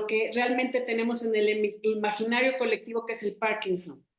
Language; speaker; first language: Spanish; native; Spanish